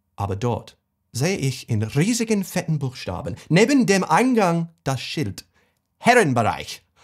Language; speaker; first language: German; non-native, fluent; English